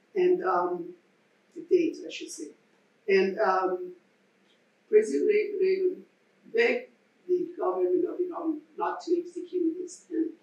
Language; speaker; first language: English; non-native, fluent; Persian